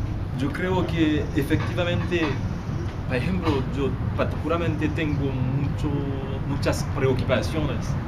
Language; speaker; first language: Spanish; non-native, learner; Haitian Creole